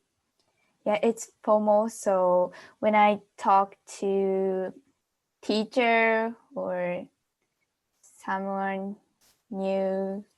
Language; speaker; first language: English; non-native, fluent; Japanese